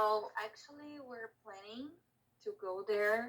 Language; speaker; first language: English; non-native, learner; Portuguese